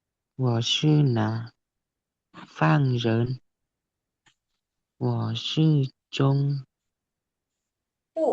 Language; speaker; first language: Chinese; non-native, learner; Lao